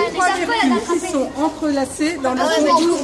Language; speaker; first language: French; native; French